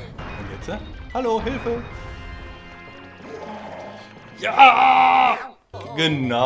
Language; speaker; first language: German; native; German